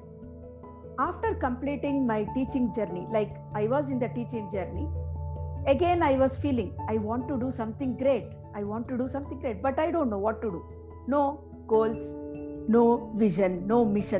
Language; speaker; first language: English; non-native, local second language; Kannada